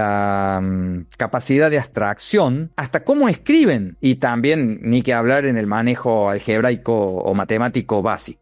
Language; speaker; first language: Spanish; native; Spanish